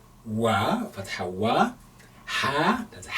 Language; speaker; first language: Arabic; non-native, fluent; English